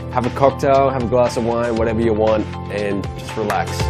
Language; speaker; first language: English; native; English